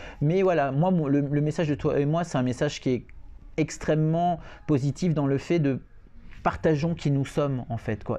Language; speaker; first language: French; native; French